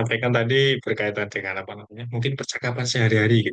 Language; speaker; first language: Indonesian; native; Indonesian